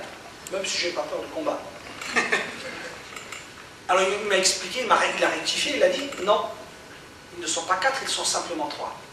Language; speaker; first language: French; native; French